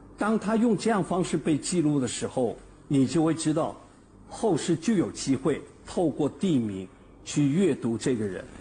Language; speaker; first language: Chinese; native; Chinese